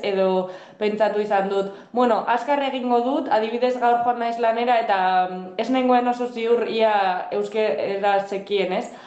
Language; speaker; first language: Basque; non-native, local second language; Spanish